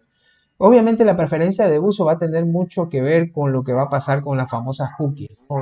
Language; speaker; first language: Spanish; native; Spanish